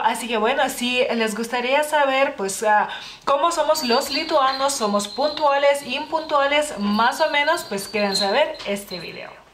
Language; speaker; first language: Spanish; non-native, fluent; Lithuanian